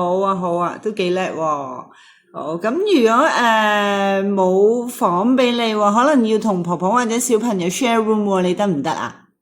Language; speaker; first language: Cantonese; native; Cantonese